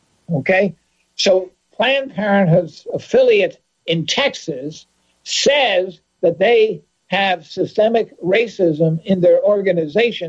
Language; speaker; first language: English; native; English